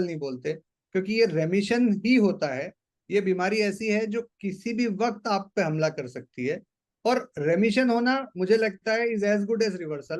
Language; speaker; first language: Hindi; native; Hindi